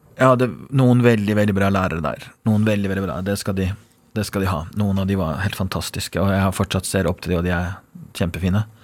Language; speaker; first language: Norwegian; non-native, fluent; Persian